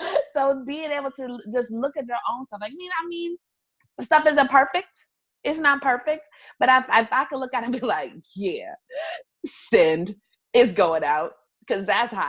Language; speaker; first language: English; native; English